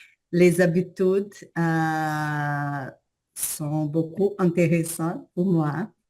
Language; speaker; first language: French; non-native, learner; Portuguese